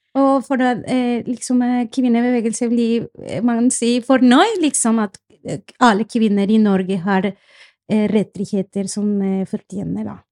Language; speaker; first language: Norwegian; non-native, fluent; Spanish